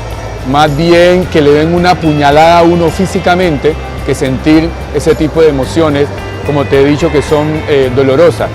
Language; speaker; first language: Spanish; native; Spanish